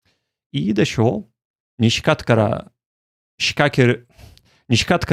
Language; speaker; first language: Japanese; non-native, learner; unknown